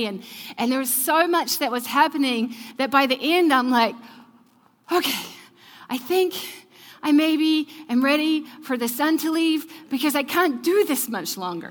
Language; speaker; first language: English; native; English